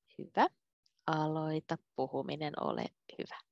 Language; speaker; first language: Finnish; native; Finnish